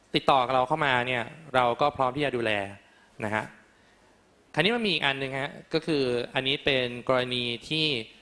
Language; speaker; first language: Thai; native; Thai